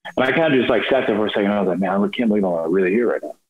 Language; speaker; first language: English; native; English